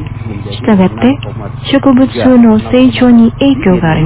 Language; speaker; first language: Japanese; non-native, fluent; Indonesian